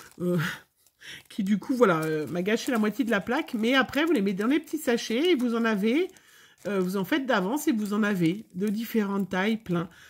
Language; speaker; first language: French; native; French